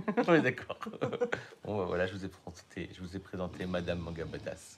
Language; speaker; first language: French; native; French